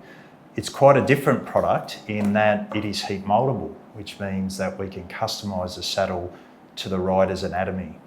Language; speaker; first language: English; native; English